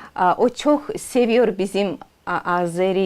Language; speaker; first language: Turkish; non-native, learner; Azerbaijani